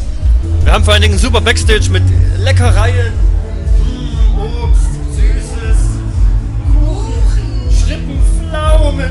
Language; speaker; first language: German; native; German